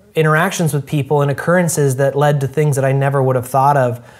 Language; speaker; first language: English; native; English